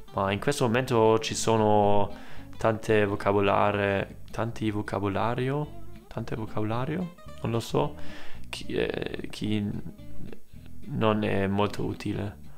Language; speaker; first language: Italian; non-native, learner; German